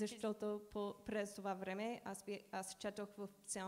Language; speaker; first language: Bulgarian; non-native, learner; English